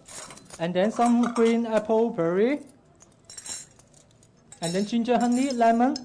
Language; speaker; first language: English; non-native, local second language; Cantonese